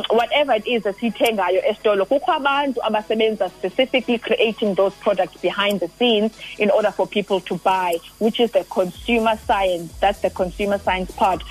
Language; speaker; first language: English; non-native, local second language; Xhosa